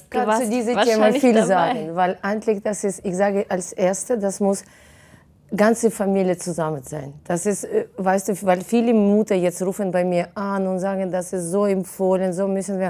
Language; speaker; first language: German; non-native, fluent; Russian